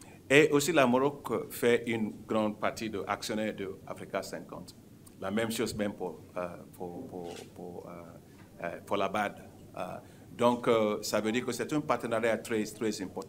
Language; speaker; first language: French; non-native, fluent; Yoruba